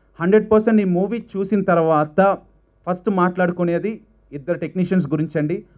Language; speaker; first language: Telugu; native; Telugu